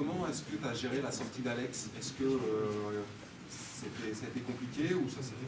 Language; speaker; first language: French; native; French